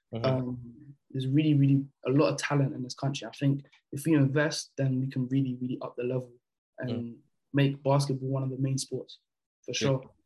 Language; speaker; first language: English; early bilingual, other home language; French